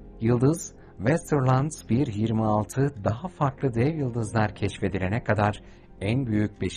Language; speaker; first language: Turkish; native; Turkish